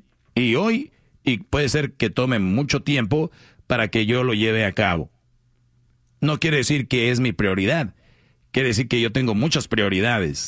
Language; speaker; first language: Spanish; native; Spanish